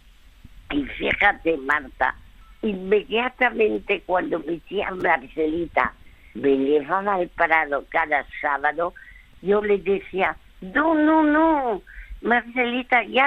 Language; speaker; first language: Spanish; early bilingual, other home language; French